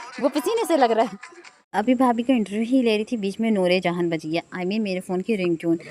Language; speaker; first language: Hindi; non-native, local second language; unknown